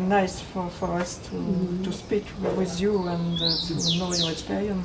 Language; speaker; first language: English; non-native, learner; French